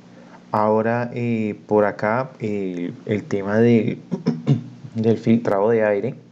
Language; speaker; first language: Spanish; native; Spanish